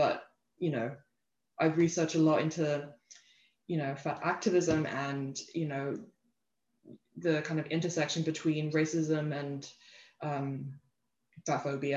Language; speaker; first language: English; native; English